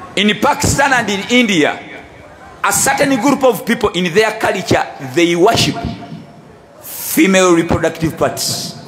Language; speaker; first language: English; non-native, local second language; Ganda